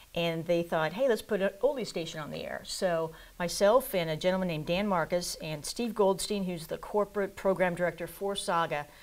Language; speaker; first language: English; native; English